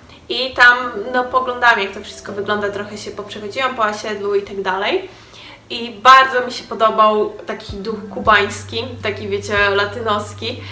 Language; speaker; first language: Polish; native; Polish